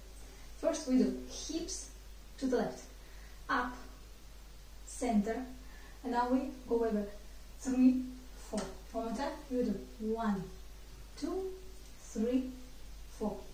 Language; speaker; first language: English; non-native, fluent; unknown